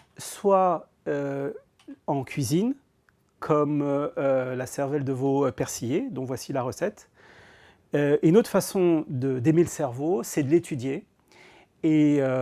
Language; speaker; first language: French; native; French